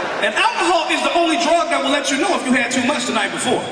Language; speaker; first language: English; native; English